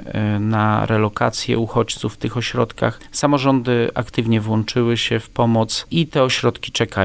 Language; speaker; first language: Polish; native; Polish